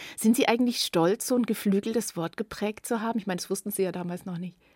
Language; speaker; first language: German; native; German